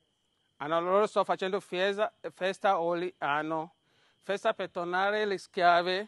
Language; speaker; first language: Italian; non-native, learner; Yoruba